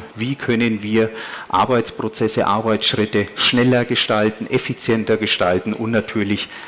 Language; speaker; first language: German; native; German